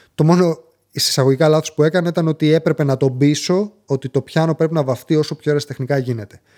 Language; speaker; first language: Greek; native; Greek